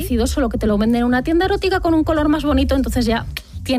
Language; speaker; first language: Spanish; native; Spanish